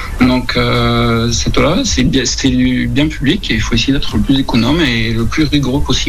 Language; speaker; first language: French; native; French